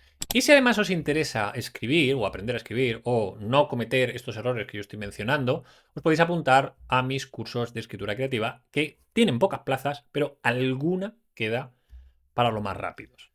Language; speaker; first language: Spanish; native; Spanish